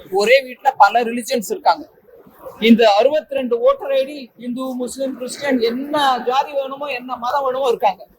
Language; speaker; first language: Tamil; native; Tamil